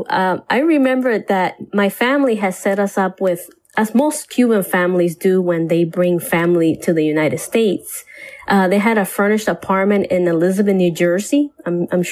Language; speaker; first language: English; early bilingual, other home language; Spanish